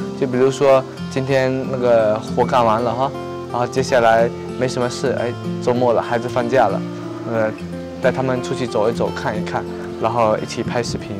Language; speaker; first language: Chinese; native; Chinese